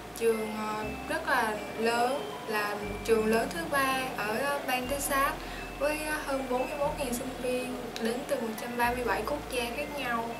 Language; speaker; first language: Vietnamese; native; Vietnamese